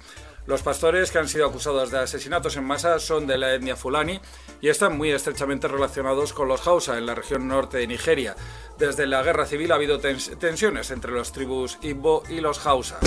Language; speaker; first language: Spanish; native; Spanish